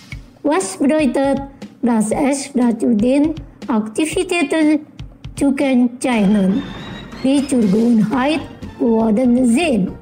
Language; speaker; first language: German; non-native, fluent; Indonesian